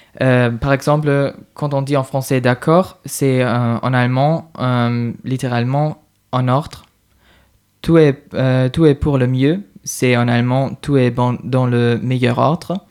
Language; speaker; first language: French; non-native, fluent; German